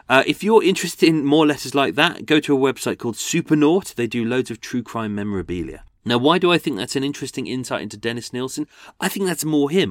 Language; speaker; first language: English; native; English